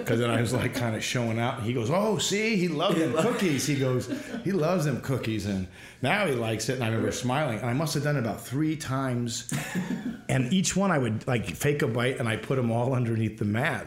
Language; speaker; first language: English; native; English